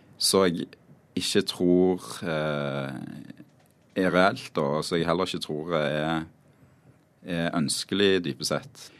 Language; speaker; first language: Norwegian; native; Norwegian